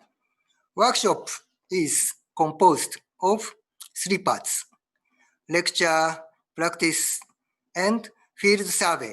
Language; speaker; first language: English; non-native, learner; Japanese